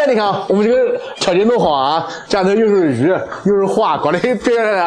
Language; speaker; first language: Chinese; native; Chinese